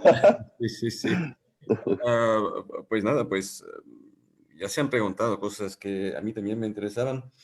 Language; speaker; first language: Spanish; non-native, fluent; German